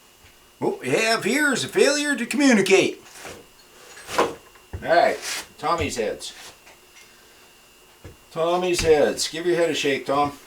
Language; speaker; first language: English; native; English